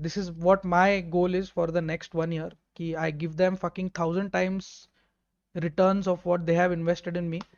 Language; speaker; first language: Hindi; native; Hindi